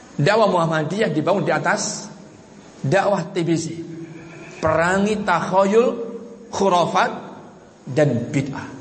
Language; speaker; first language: Indonesian; native; Indonesian